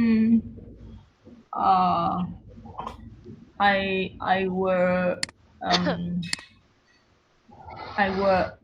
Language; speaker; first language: English; non-native, learner; Vietnamese